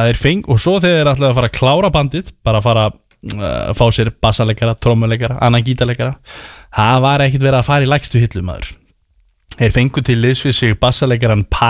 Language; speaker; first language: Icelandic; native; Icelandic